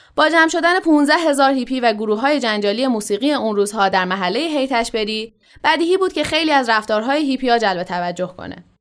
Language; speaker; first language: Persian; native; Persian